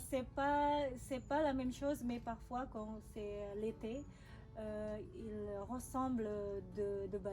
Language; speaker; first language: French; non-native, learner; Indonesian